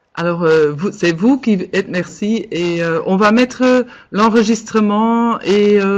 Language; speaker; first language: French; non-native, local second language; Dutch